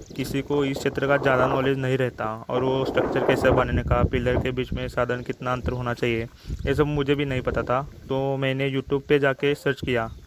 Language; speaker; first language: Hindi; non-native, local second language; Marathi